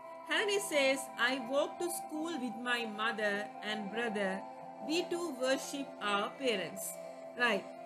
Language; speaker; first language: English; non-native, local second language; Tamil